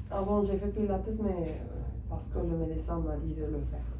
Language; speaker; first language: French; non-native, fluent; Spanish